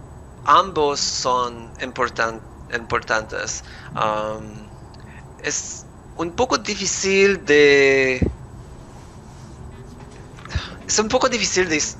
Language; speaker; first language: Spanish; non-native, learner; English